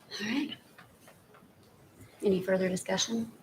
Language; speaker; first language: English; native; English